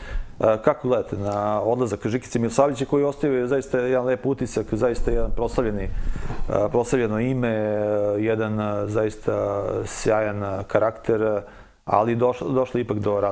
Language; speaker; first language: Serbian; native; Serbian